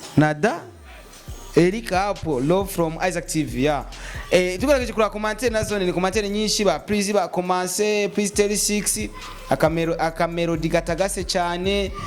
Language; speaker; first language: Rundi; native; Rundi